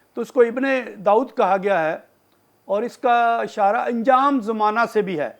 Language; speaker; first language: Urdu; non-native, local second language; Punjabi